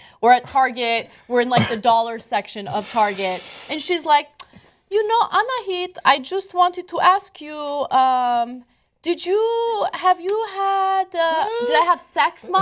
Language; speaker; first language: English; native; English